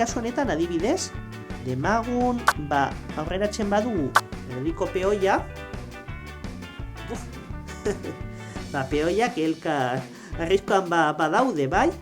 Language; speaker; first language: Basque; non-native, local second language; Spanish